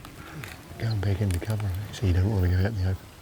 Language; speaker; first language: English; native; English